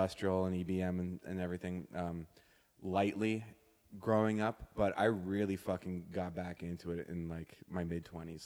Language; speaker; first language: English; native; English